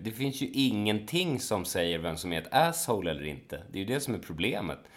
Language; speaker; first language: Swedish; native; Swedish